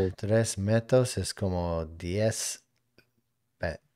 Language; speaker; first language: Spanish; non-native, learner; English